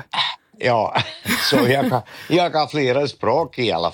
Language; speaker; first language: Swedish; non-native, fluent; Dutch